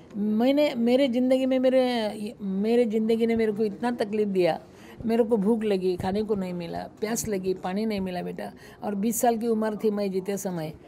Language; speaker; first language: Hindi; non-native, local second language; Marathi